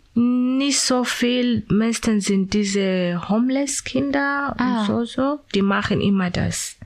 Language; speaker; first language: German; non-native, fluent; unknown